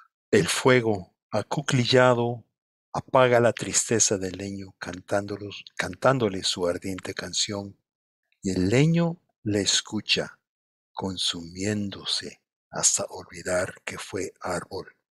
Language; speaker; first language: Spanish; native; Spanish